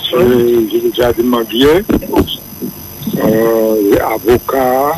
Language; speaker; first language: French; non-native, local second language; Guadeloupean Creole French